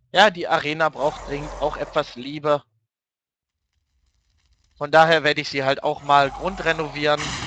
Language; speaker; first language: German; native; German